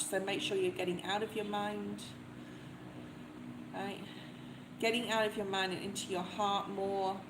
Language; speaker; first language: English; native; English